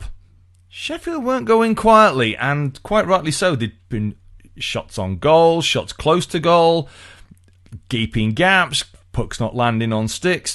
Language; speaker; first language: English; native; English